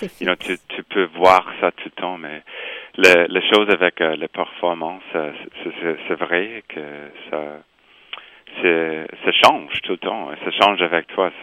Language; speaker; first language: French; non-native, local second language; English